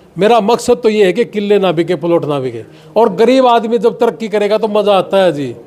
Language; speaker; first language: Hindi; native; Hindi